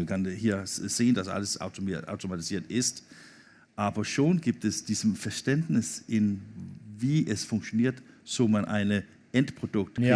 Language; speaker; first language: German; non-native, learner; Danish